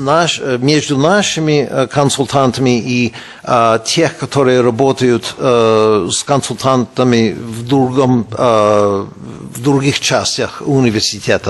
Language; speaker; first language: Russian; non-native, fluent; English